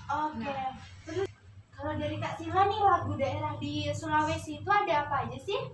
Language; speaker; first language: Indonesian; native; Indonesian